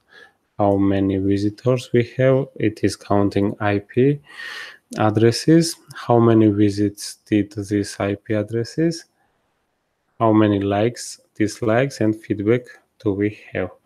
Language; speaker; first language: English; non-native, fluent; Georgian